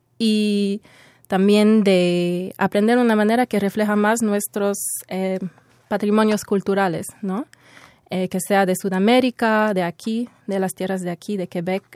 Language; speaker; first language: Spanish; early bilingual, heritage; Spanish